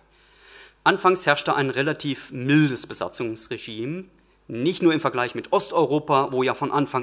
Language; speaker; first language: German; native; German